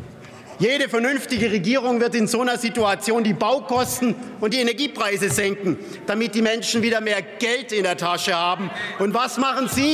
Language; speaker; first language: German; native; German